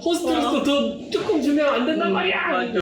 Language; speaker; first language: Korean; native; Korean